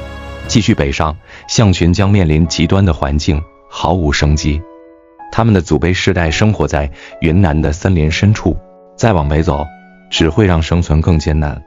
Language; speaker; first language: Chinese; native; Chinese